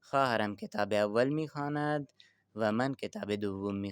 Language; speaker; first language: Persian; non-native, fluent; Urdu